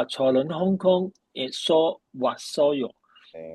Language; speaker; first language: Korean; non-native, learner; Cantonese